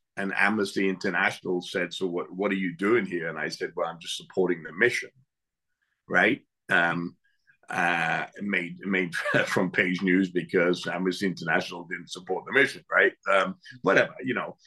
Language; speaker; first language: English; native; English